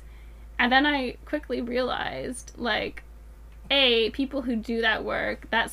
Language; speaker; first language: English; native; English